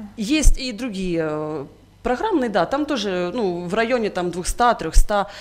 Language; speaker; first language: Russian; native; Russian